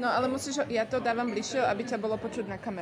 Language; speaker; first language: Slovak; native; Slovak